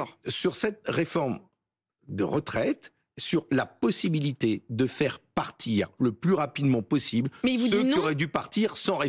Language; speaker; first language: French; native; French